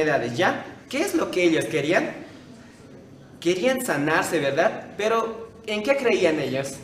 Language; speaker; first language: Spanish; native; Spanish